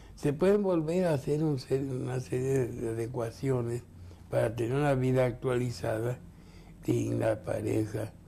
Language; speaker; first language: Spanish; native; Spanish